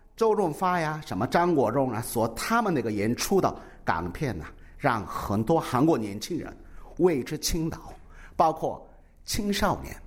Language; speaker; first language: Chinese; non-native, fluent; Korean